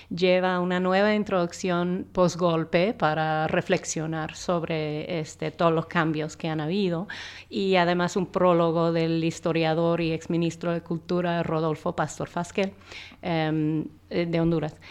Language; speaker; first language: Spanish; non-native, fluent; English